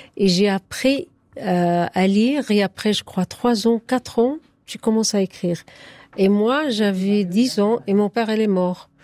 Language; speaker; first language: French; non-native, fluent; Arabic